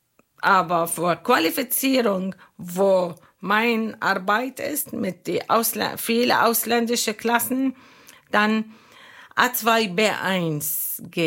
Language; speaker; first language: German; non-native, local second language; Arabic